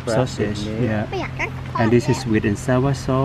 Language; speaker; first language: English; non-native, learner; Thai